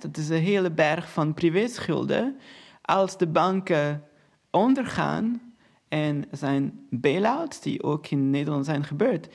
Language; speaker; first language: Dutch; non-native, fluent; Portuguese